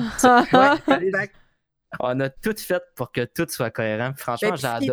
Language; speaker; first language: French; native; French